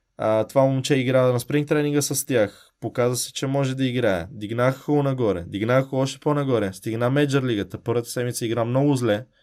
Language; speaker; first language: Bulgarian; early bilingual, heritage; Bulgarian